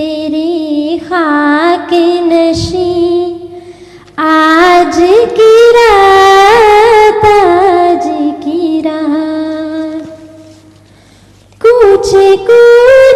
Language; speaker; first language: Hindi; early bilingual, heritage; Urdu